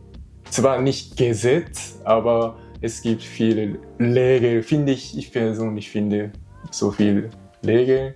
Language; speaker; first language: German; non-native, learner; Japanese